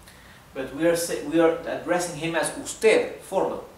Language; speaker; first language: English; non-native, fluent; Spanish